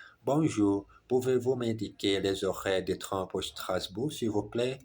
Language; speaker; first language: French; non-native, learner; German